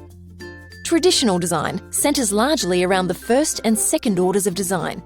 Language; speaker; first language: English; native; English